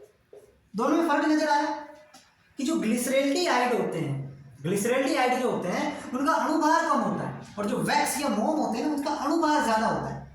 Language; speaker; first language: Hindi; native; Hindi